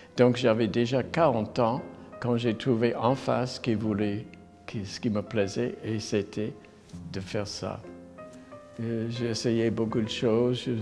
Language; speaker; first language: French; non-native, fluent; English